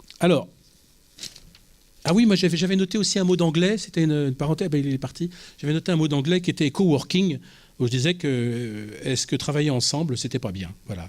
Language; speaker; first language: French; native; French